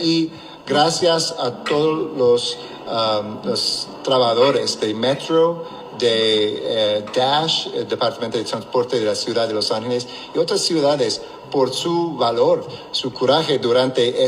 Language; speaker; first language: Spanish; non-native, local second language; English